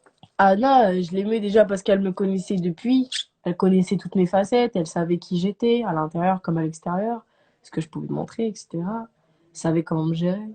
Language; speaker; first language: French; native; French